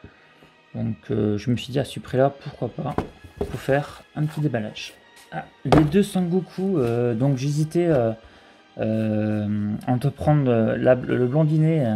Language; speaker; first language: French; native; French